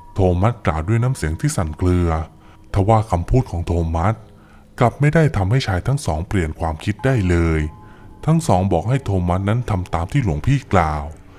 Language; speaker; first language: Thai; native; Thai